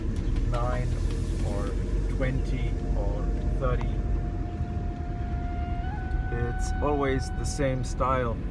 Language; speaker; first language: English; non-native, fluent; German